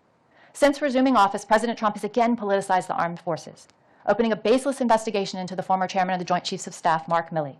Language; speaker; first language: English; native; English